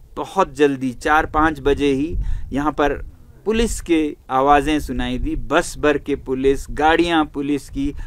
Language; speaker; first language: Hindi; non-native, local second language; Ladakhi